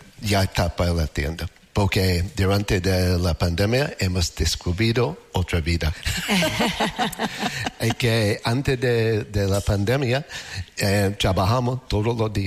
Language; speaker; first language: Spanish; non-native, learner; English